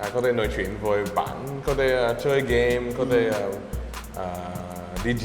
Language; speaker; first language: Vietnamese; non-native, learner; English